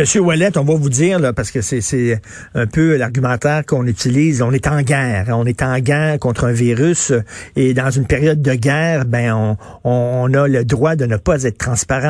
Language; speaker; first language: French; native; French